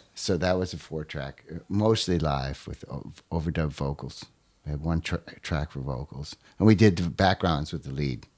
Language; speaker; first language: English; native; English